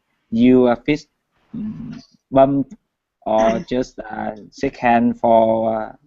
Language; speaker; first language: English; non-native, learner; Vietnamese